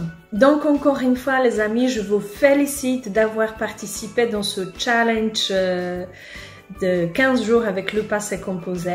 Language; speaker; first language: French; non-native, fluent; Polish